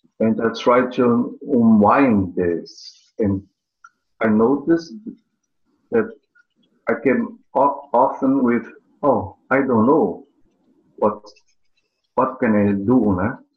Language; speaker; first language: English; non-native, learner; Portuguese